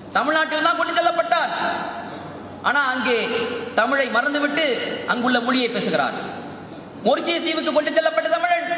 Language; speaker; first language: Tamil; early bilingual, heritage; Tamil